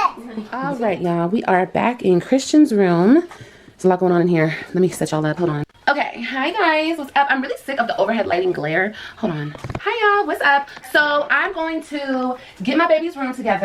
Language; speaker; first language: English; native; English